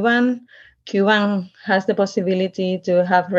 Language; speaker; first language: English; non-native, learner; Spanish